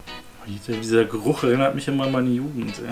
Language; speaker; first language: German; native; German